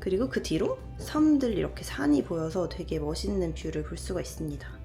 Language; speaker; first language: Korean; native; Korean